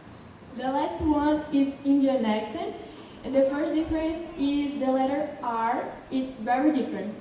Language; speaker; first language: English; non-native, learner; Portuguese